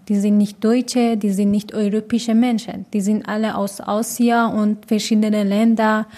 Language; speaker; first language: German; non-native, learner; Persian